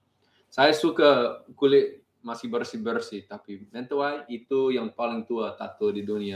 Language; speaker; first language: Indonesian; non-native, learner; English